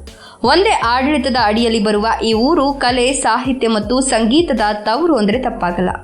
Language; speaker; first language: Kannada; native; Kannada